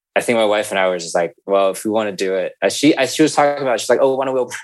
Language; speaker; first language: English; native; English